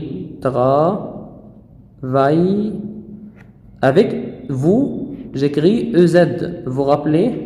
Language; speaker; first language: French; non-native, fluent; Arabic